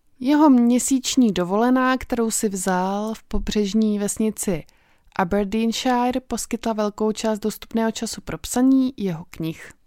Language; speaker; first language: Czech; native; Czech